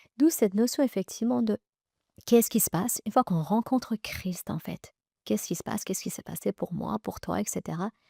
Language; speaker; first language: French; early bilingual, other home language; Persian